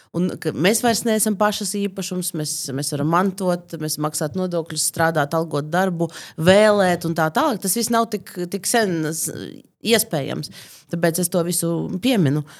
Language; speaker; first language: Latvian; non-native, local second language; Russian